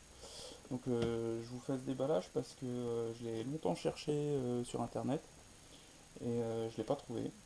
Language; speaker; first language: French; native; French